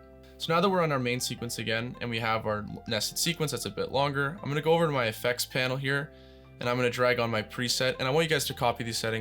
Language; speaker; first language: English; native; English